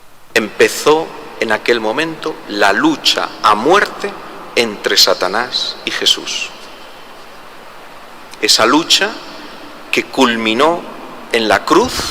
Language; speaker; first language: Spanish; native; Spanish